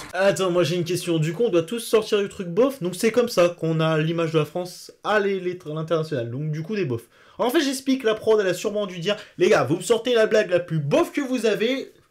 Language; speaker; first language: French; native; French